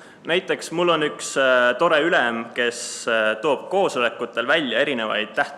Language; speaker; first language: Estonian; native; Estonian